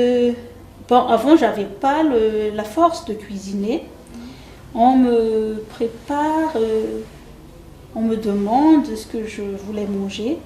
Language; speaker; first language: French; non-native, local second language; Malagasy